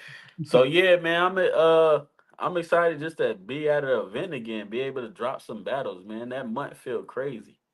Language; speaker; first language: English; native; English